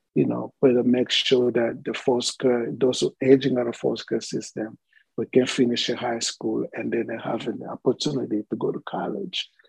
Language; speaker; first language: English; non-native, fluent; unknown